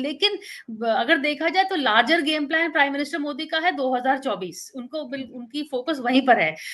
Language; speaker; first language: Hindi; native; Hindi